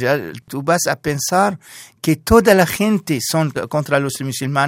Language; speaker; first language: Spanish; non-native, fluent; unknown